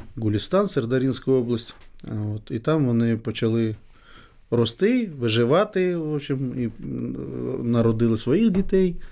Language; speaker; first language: Ukrainian; non-native, fluent; Crimean Tatar